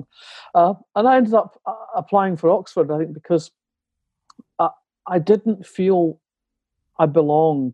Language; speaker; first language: English; native; English